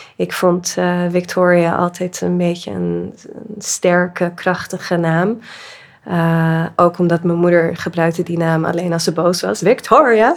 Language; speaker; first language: Dutch; early bilingual, other home language; English